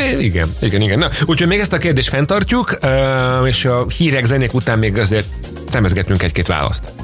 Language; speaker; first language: Hungarian; native; Hungarian